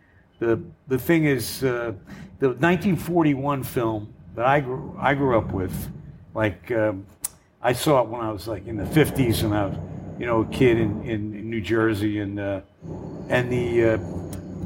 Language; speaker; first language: English; native; English